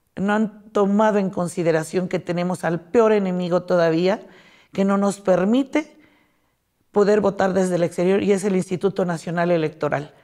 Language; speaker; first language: Spanish; native; Spanish